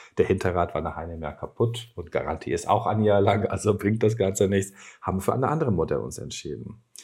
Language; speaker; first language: German; non-native, fluent; Turkish